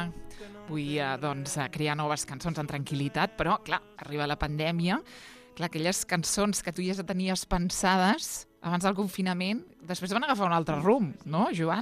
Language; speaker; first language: Catalan; native; Catalan